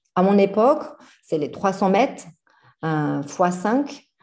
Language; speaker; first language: French; non-native, fluent; Chinese